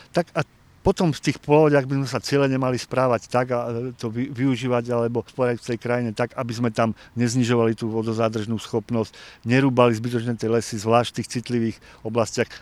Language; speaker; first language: Slovak; native; Slovak